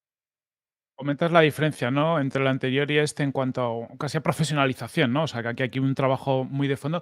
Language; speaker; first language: Spanish; native; Spanish